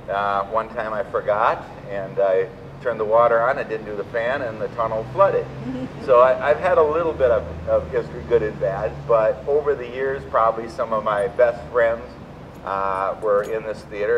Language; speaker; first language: English; native; English